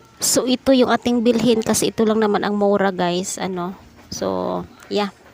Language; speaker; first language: Filipino; non-native, local second language; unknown